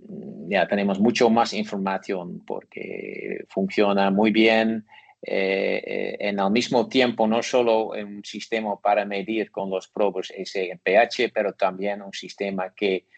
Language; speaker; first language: Spanish; non-native, learner; Dutch